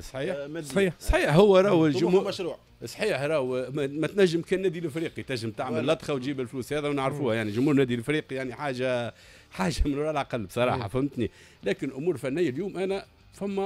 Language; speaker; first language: Arabic; native; Arabic